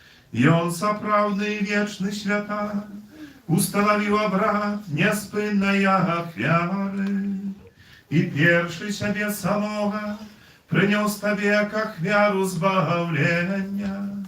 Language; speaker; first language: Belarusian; non-native, fluent; Ukrainian